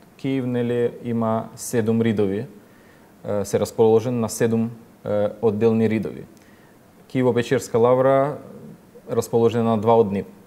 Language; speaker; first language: Macedonian; non-native, fluent; Ukrainian